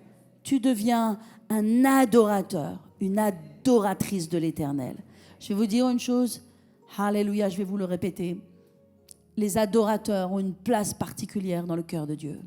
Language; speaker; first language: French; native; French